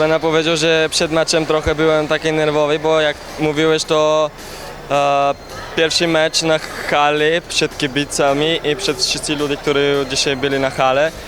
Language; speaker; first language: Polish; non-native, learner; Bulgarian